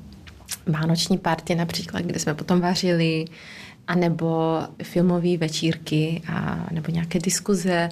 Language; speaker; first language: Czech; early bilingual, heritage; Czech